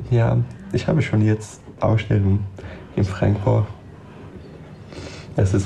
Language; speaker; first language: German; non-native, learner; Persian